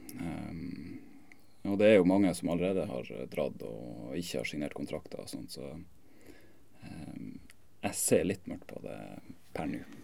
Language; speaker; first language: Norwegian; native; Norwegian